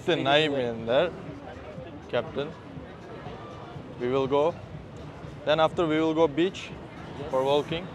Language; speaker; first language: English; non-native, fluent; Turkish